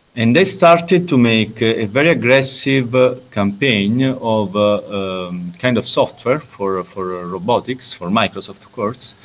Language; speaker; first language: English; non-native, fluent; Italian